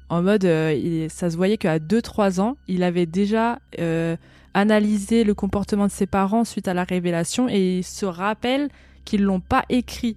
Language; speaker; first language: French; native; French